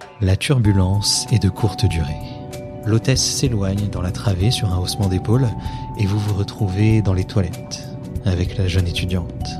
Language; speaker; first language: French; native; French